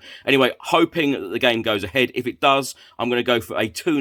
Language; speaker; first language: English; native; English